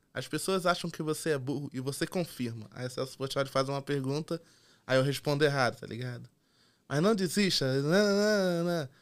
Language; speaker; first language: Portuguese; native; Portuguese